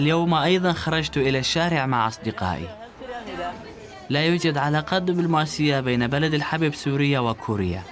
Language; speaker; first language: Arabic; native; Arabic